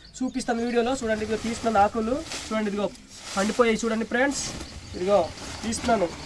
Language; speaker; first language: Telugu; non-native, local second language; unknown